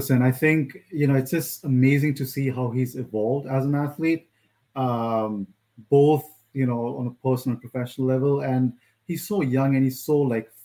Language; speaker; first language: English; non-native, local second language; Hindi